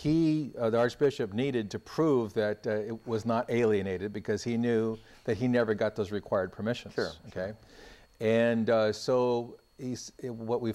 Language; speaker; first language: English; native; English